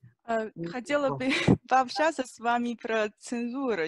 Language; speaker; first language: Russian; non-native, learner; Chinese